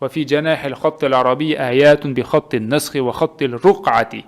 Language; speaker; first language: Arabic; non-native, fluent; Uzbek